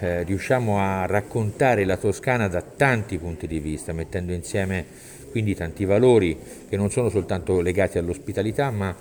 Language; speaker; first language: Italian; native; Italian